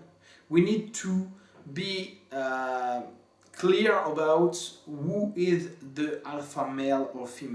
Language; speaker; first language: English; non-native, fluent; French